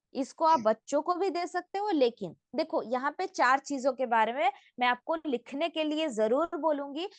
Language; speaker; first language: Hindi; non-native, local second language; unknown